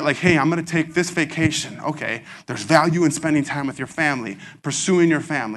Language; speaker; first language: English; native; English